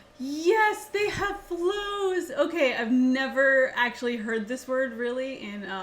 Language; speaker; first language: English; native; English